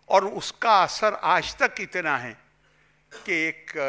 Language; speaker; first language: Hindi; native; Hindi